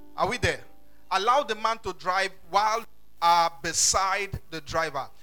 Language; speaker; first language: English; non-native, local second language; Yoruba